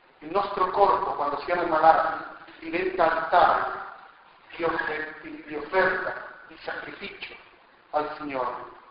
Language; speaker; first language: Italian; non-native, fluent; Spanish